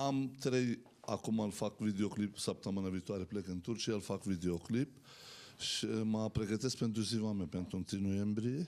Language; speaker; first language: Romanian; non-native, learner; Turkish